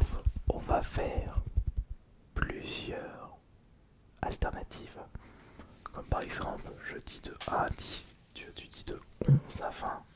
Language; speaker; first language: French; native; French